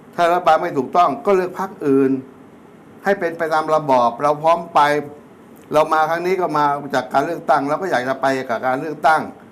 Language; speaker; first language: Thai; native; Thai